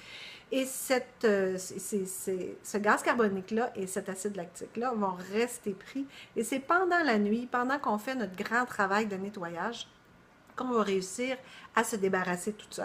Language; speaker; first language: French; native; French